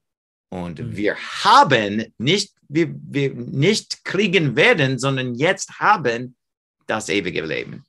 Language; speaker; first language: German; non-native, fluent; English